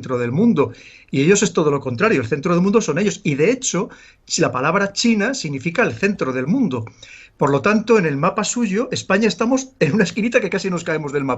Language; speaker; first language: Spanish; native; Spanish